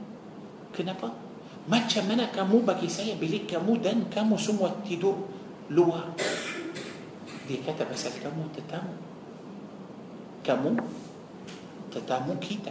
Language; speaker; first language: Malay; non-native, fluent; Arabic